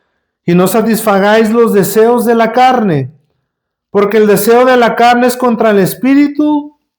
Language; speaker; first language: Spanish; native; Spanish